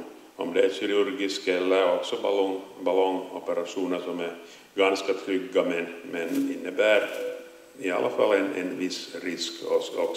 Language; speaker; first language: Swedish; non-native, local second language; Finnish